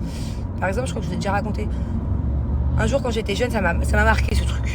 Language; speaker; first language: French; native; French